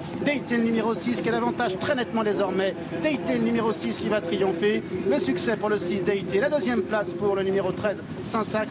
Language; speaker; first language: French; native; French